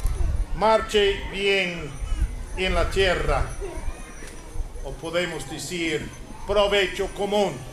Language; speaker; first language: Spanish; non-native, fluent; English